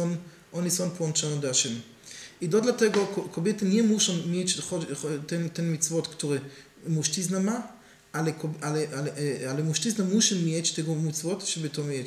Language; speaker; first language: Polish; non-native, learner; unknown